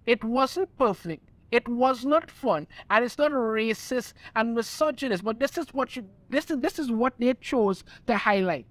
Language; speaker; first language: English; native; English